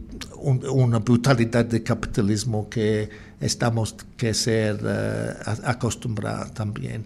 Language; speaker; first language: Spanish; non-native, learner; English